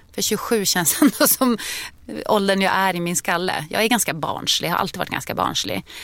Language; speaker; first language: Swedish; native; Swedish